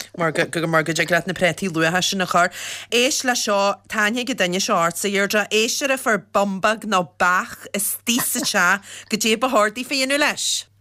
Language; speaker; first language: Irish; native; Irish